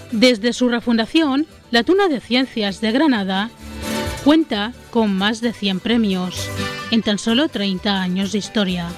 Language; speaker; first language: Spanish; native; Spanish